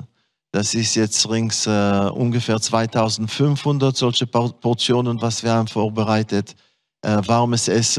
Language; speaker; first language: German; non-native, fluent; Hebrew